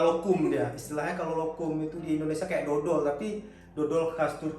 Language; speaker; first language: Indonesian; native; Indonesian